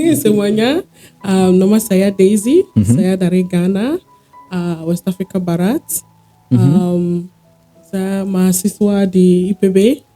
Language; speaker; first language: Indonesian; non-native, learner; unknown